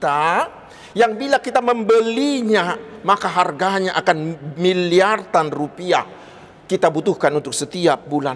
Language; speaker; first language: Indonesian; non-native, local second language; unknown